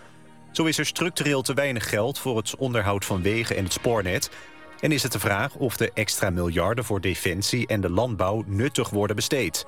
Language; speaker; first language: Dutch; native; Dutch